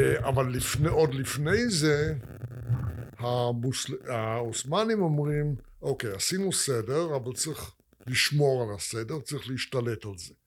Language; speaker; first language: Hebrew; non-native, fluent; English